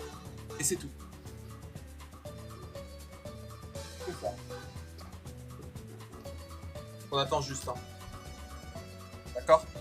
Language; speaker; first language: French; native; French